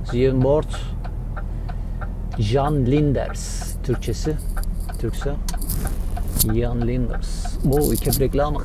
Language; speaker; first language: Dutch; non-native, fluent; Turkish